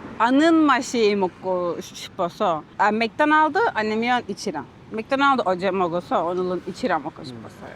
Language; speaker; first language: Korean; non-native, learner; Turkish